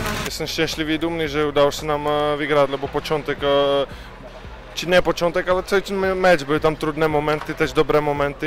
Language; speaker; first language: Polish; non-native, fluent; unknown